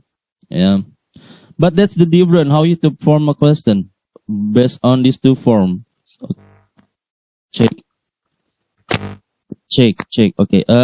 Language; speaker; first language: English; non-native, learner; Indonesian